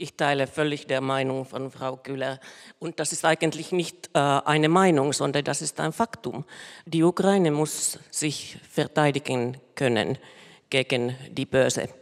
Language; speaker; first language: German; non-native, fluent; Finnish